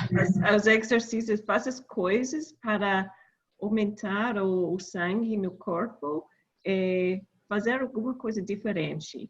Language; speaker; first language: Portuguese; non-native, learner; English